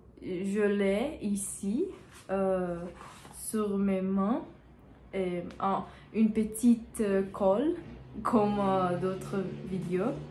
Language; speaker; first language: French; non-native, learner; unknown